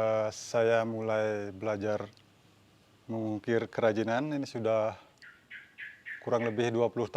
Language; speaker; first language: Indonesian; non-native, local second language; Balinese